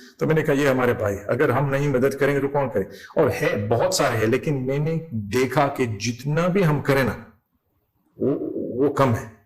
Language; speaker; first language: Urdu; non-native, fluent; English